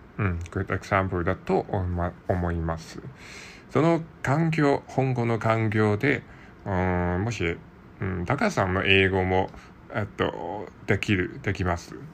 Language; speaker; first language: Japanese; non-native, learner; Cantonese